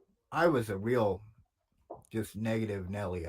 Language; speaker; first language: English; native; English